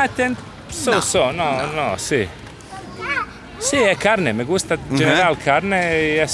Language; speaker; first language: Spanish; non-native, learner; Croatian